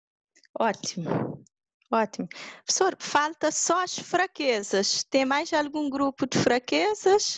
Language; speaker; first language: Portuguese; non-native, local second language; Kabuverdianu